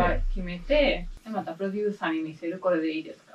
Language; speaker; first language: Japanese; non-native, learner; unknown